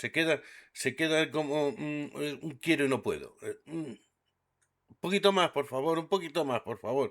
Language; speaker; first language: Spanish; native; Spanish